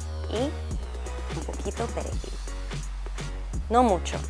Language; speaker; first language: Spanish; early bilingual, heritage; English